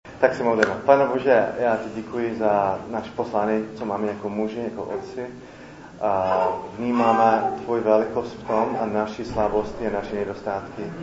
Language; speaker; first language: Czech; non-native, fluent; English